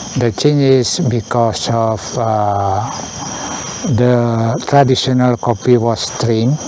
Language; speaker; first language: English; non-native, learner; Indonesian